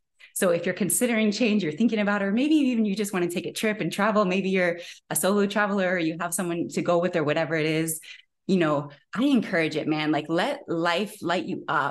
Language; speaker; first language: English; native; English